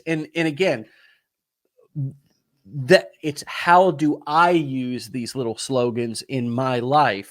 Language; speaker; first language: English; native; English